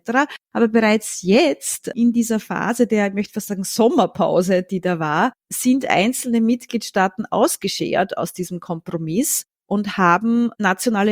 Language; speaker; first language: German; native; German